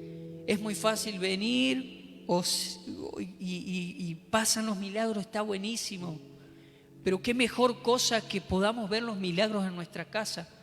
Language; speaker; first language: Spanish; native; Spanish